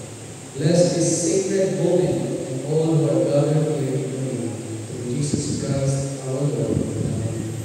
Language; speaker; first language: English; non-native, local second language; Filipino